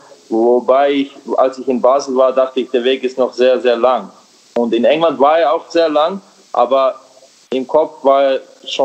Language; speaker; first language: German; early bilingual, other home language; Serbian